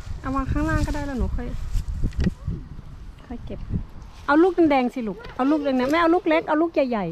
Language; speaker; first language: Thai; native; Thai